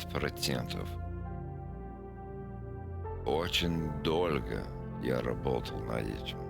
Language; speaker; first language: Russian; non-native, learner; English